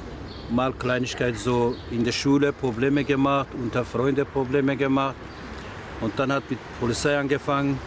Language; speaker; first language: German; non-native, learner; Turkish